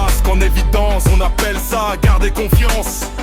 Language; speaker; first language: French; native; French